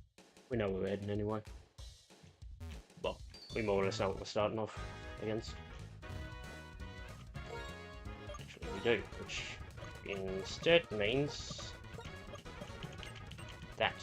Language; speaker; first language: English; native; English